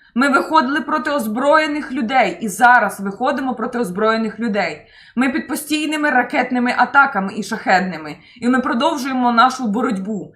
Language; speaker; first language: Ukrainian; native; Ukrainian